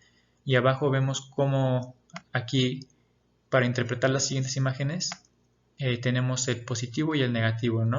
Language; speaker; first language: Spanish; native; Spanish